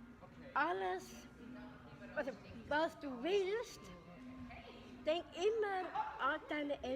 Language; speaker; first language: German; non-native, learner; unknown